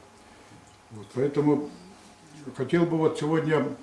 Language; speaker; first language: Russian; non-native, local second language; Yakut